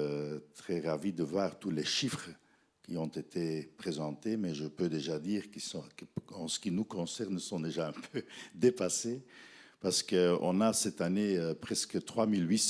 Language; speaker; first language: French; non-native, fluent; Dutch